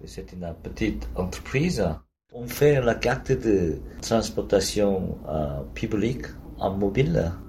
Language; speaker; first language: French; non-native, learner; Korean